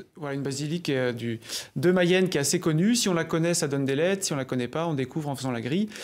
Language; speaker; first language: French; native; French